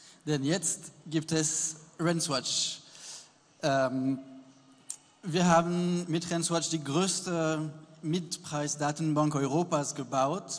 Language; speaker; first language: German; non-native, fluent; French